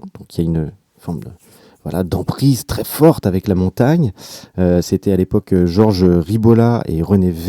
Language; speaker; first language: French; native; French